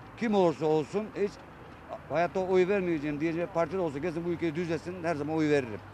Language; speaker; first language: Turkish; native; Turkish